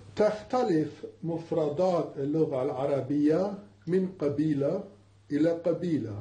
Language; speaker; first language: Arabic; non-native, fluent; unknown